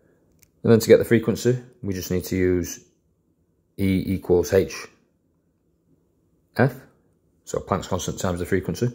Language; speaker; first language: English; native; English